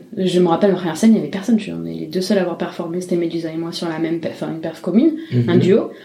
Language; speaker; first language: French; native; French